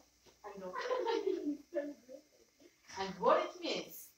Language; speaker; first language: English; non-native, learner; Azerbaijani